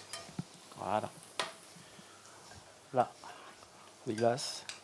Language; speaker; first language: French; native; French